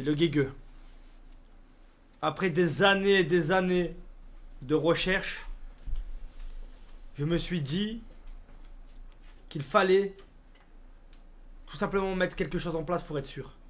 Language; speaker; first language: French; native; French